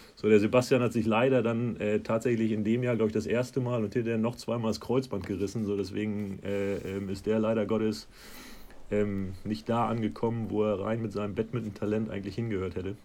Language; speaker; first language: German; native; German